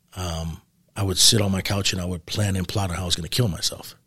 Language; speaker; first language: English; native; English